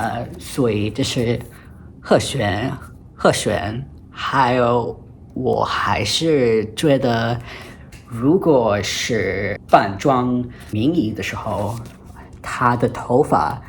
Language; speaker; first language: Chinese; non-native, fluent; English